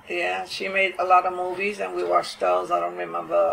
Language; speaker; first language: English; native; English